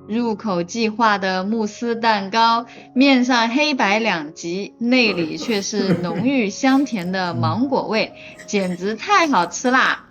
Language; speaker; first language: Chinese; native; Chinese